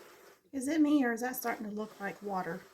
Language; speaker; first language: English; native; English